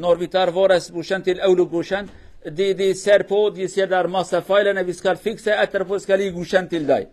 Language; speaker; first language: Norwegian; non-native, learner; Kurdish